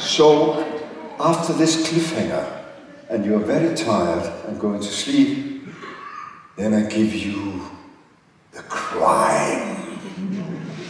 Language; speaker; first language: English; non-native, fluent; Danish